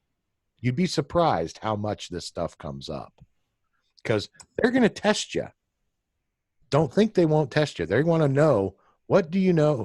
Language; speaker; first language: English; native; English